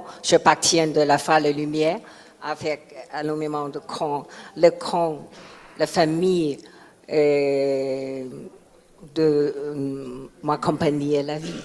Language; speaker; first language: French; non-native, learner; Chinese